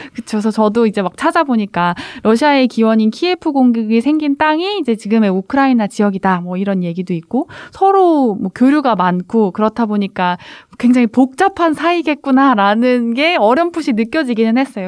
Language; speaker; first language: Korean; native; Korean